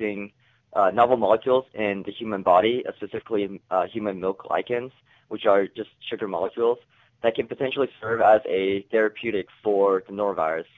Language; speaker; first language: English; native; English